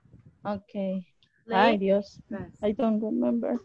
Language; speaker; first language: English; non-native, learner; Spanish